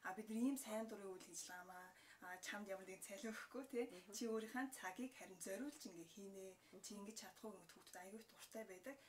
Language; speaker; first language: Mongolian; native; Mongolian